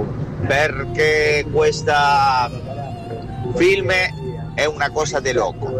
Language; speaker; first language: Italian; non-native, learner; Spanish